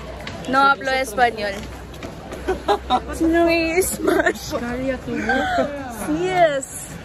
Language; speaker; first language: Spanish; non-native, learner; Filipino